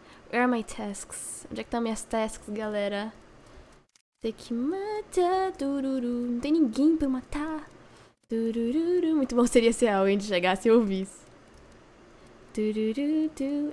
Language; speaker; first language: Portuguese; native; Portuguese